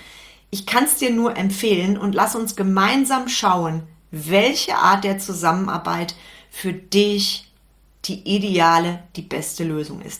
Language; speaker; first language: German; native; German